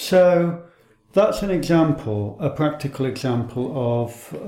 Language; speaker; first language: English; native; English